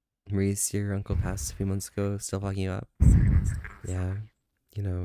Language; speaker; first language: English; native; English